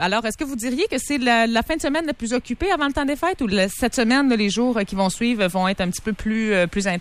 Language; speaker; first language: French; native; French